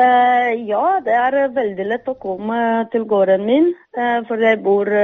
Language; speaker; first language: Norwegian; non-native, fluent; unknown